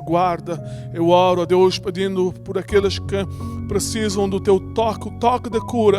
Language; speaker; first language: Portuguese; native; Portuguese